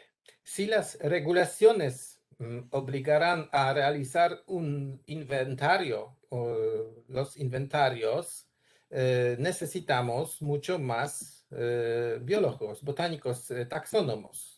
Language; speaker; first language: Spanish; non-native, learner; Polish